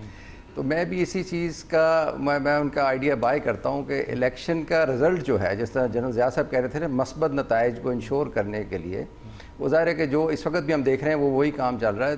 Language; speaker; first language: Urdu; native; Urdu